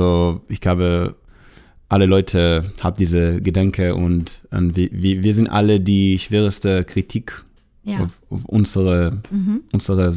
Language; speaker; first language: German; non-native, learner; Hebrew